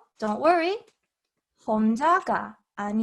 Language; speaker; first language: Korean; non-native, learner; English